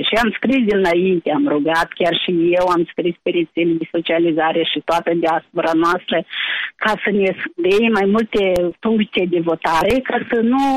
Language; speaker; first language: Romanian; native; Romanian